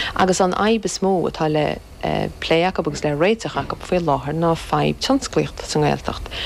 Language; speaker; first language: Irish; native; Irish